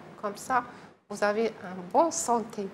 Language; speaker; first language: French; non-native, learner; Arabic